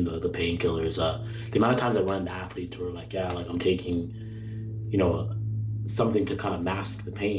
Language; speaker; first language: English; native; English